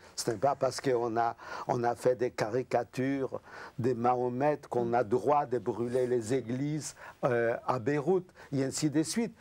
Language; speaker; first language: French; non-native, fluent; Yiddish